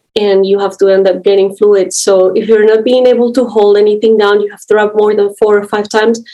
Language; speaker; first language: English; non-native, fluent; Spanish